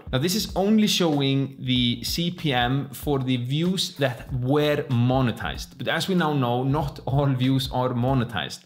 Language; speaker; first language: English; non-native, fluent; Icelandic